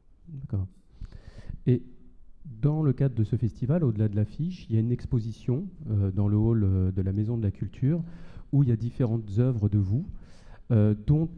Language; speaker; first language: French; native; French